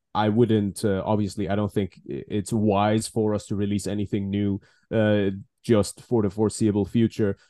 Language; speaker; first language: English; non-native, fluent; Persian